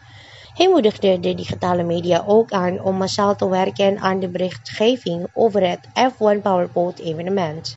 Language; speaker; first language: Dutch; non-native, fluent; Indonesian